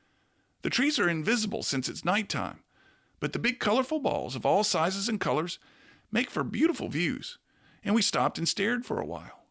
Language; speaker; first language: English; native; English